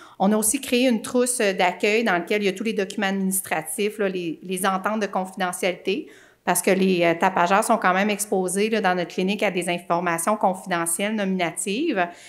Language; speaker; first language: French; native; French